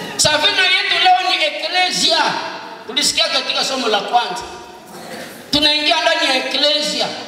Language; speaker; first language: Swahili; non-native, local second language; Nande